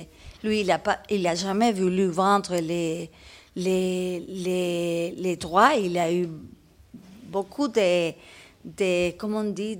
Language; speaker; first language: French; non-native, learner; Spanish